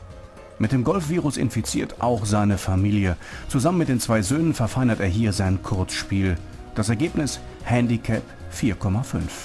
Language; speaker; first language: German; native; German